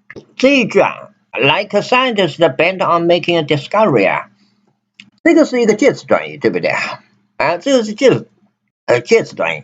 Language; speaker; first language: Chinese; native; Chinese